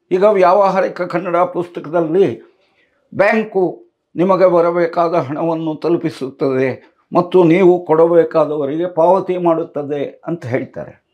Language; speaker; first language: Kannada; non-native, local second language; Tamil